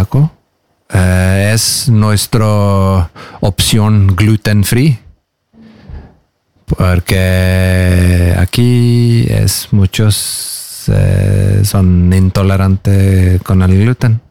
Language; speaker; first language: Spanish; non-native, fluent; Norwegian